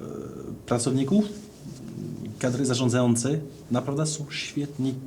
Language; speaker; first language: Polish; non-native, fluent; French